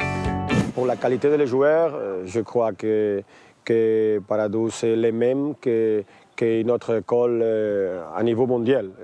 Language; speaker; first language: French; non-native, learner; Spanish